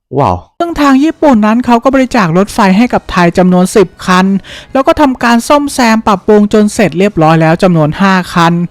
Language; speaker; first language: Thai; native; Thai